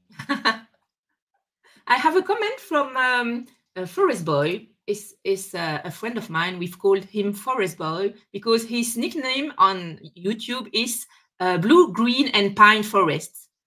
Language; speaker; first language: English; non-native, fluent; French